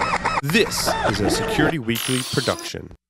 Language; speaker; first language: English; native; English